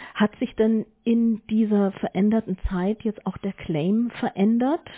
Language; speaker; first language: German; native; German